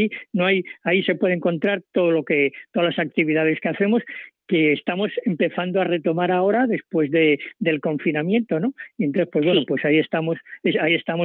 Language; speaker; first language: Spanish; native; Spanish